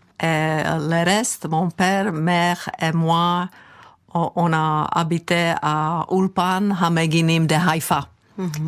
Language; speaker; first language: French; non-native, fluent; Czech